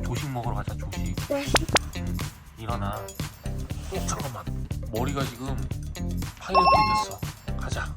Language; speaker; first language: Korean; native; Korean